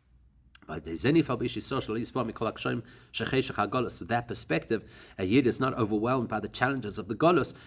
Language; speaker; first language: English; native; English